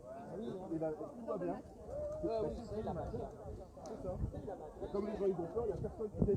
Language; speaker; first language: French; native; French